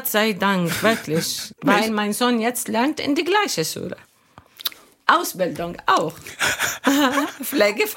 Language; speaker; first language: German; non-native, learner; Arabic